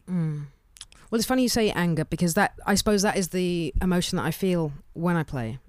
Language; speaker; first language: English; native; English